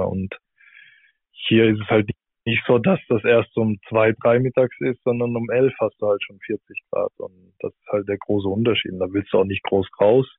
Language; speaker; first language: German; native; German